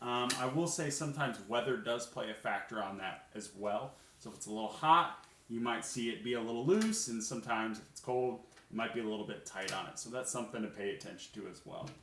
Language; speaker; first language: English; native; English